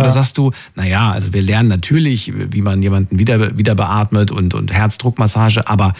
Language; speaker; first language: German; native; German